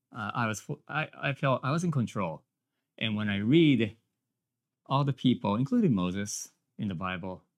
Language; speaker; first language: English; non-native, fluent; Japanese